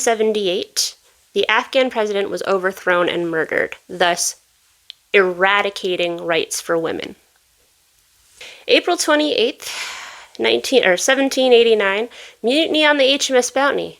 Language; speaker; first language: English; native; English